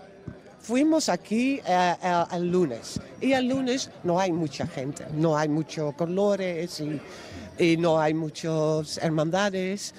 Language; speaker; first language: Spanish; non-native, learner; Dutch